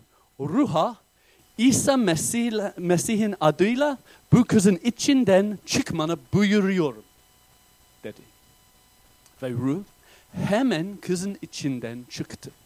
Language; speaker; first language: Turkish; non-native, fluent; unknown